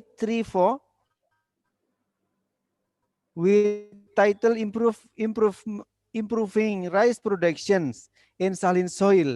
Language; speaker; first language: English; non-native, learner; Indonesian